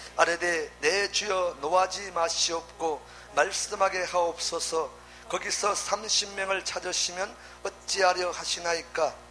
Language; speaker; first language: Korean; native; Korean